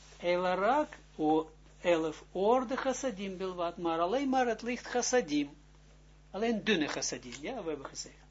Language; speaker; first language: Dutch; non-native, fluent; Hebrew